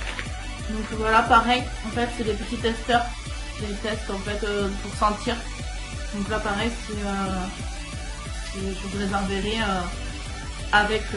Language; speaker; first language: French; native; French